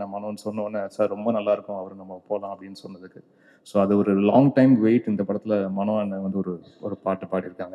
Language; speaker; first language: Tamil; native; Tamil